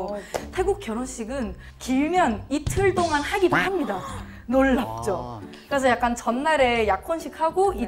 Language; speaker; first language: Korean; non-native, fluent; Thai